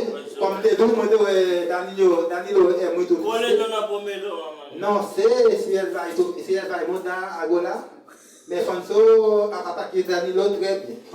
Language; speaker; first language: French; non-native, learner; Haitian Creole